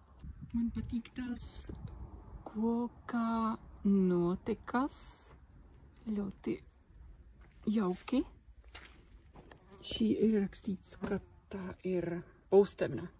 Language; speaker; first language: Latvian; non-native, fluent; Czech